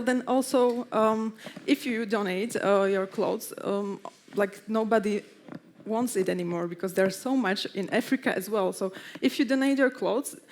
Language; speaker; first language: English; non-native, fluent; Slovak